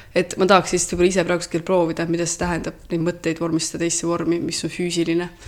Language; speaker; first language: Estonian; early bilingual, heritage; Estonian